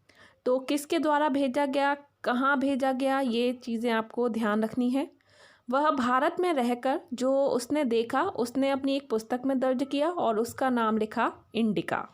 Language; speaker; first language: Hindi; native; Hindi